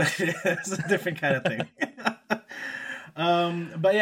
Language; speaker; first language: English; non-native, local second language; Filipino